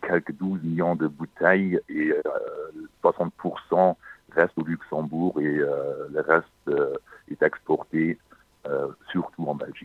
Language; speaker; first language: French; non-native, local second language; Luxembourgish